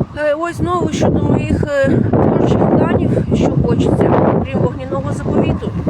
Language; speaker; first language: Ukrainian; non-native, fluent; Latvian